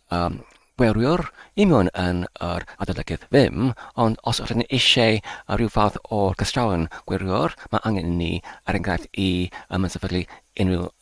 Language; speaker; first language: Welsh; non-native, learner; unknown